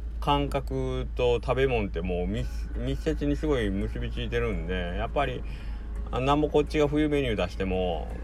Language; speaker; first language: Japanese; native; Japanese